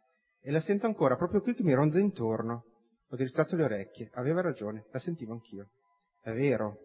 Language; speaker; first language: Italian; native; Italian